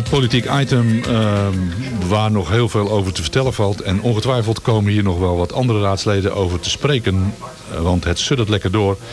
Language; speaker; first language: Dutch; native; Dutch